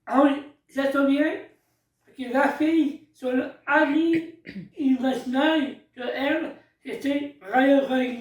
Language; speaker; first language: French; native; French